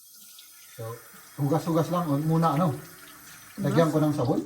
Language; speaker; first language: Filipino; native; Filipino